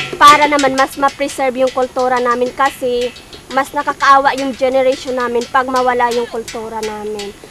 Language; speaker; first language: Filipino; non-native, local second language; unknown